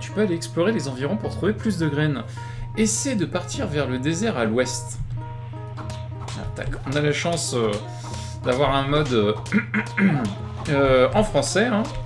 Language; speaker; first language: French; native; French